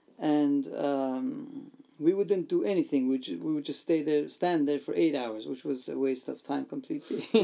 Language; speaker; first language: English; non-native, fluent; Armenian